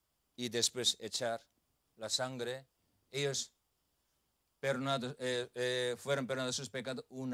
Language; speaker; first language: Spanish; non-native, learner; Korean